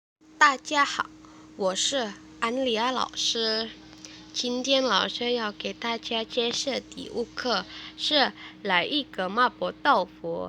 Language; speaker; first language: Chinese; non-native, fluent; Indonesian